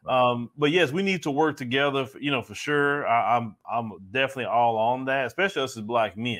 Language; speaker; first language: English; native; English